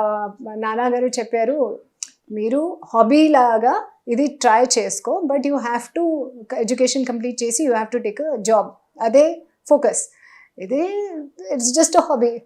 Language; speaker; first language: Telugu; non-native, local second language; Hindi